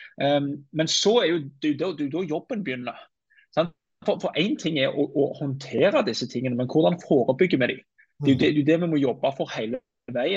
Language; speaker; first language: Norwegian; native; Norwegian